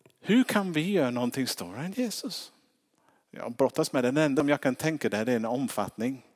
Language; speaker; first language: Swedish; non-native, fluent; English